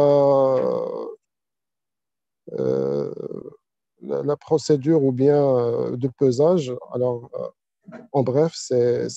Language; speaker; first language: French; non-native, local second language; Arabic